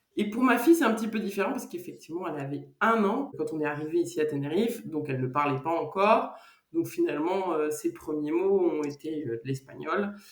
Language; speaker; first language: French; native; French